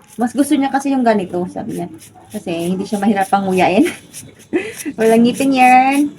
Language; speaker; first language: Filipino; non-native, local second language; Cebuano